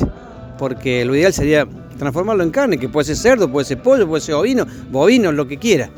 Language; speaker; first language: Spanish; native; Spanish